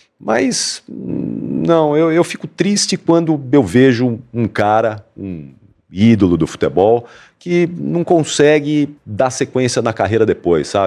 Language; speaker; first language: Portuguese; native; Portuguese